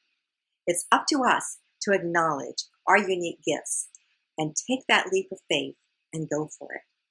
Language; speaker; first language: English; native; English